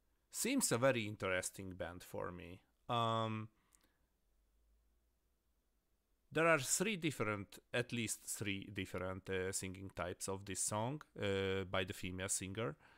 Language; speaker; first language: English; non-native, fluent; Hungarian